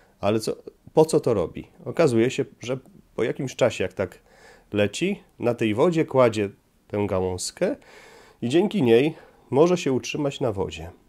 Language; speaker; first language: Polish; native; Polish